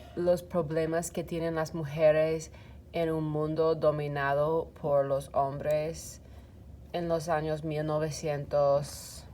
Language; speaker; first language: Spanish; non-native, fluent; English